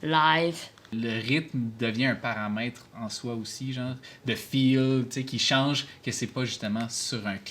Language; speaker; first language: French; native; French